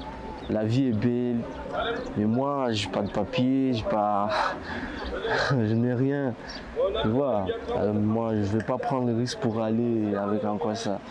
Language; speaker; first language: French; non-native, learner; Comorian